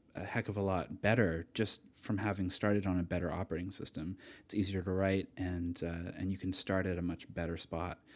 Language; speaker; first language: English; native; English